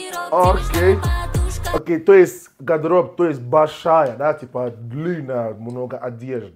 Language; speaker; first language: Russian; non-native, learner; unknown